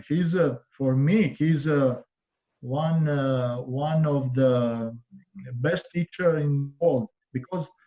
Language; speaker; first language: English; non-native, learner; Croatian